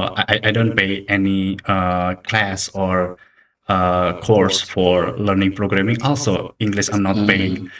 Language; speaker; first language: English; non-native, learner; Indonesian